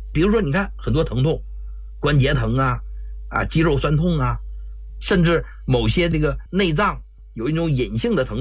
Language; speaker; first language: Chinese; native; Chinese